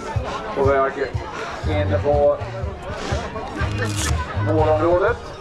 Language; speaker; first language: Swedish; native; Swedish